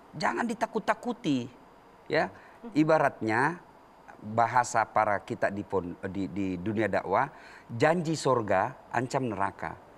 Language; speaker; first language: Indonesian; native; Indonesian